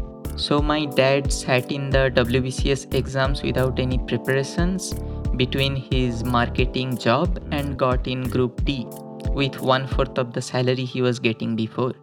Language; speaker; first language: English; non-native, local second language; Bangla